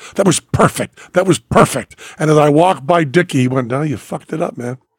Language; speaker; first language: English; native; English